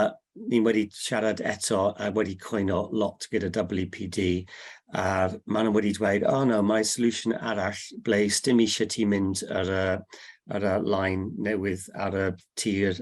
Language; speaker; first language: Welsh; non-native, learner; English